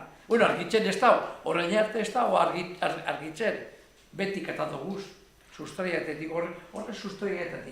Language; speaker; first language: Basque; native; Basque